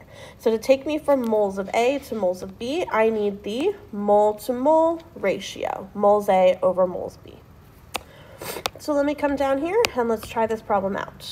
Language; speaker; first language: English; native; English